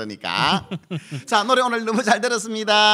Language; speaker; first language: Korean; native; Korean